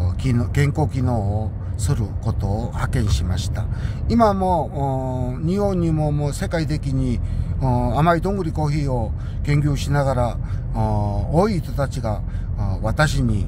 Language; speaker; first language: Japanese; non-native, learner; Korean